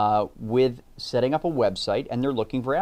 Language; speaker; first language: English; native; English